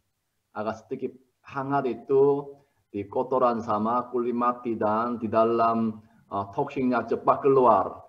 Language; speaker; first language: Indonesian; non-native, learner; Korean